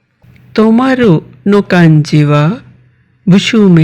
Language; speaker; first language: Japanese; non-native, fluent; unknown